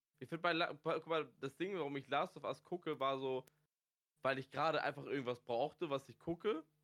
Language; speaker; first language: German; native; German